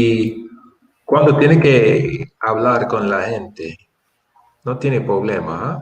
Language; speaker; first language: Spanish; non-native, fluent; English